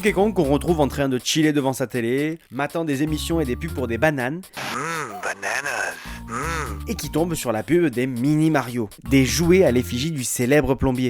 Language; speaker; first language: French; native; French